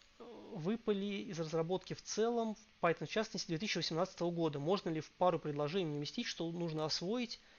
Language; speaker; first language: Russian; native; Russian